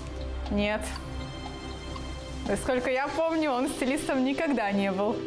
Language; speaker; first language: Russian; native; Russian